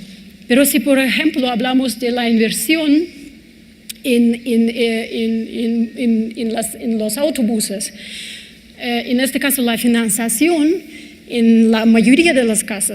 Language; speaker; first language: Spanish; non-native, fluent; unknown